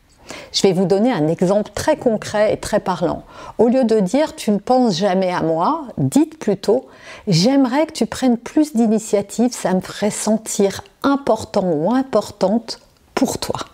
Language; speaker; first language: French; native; French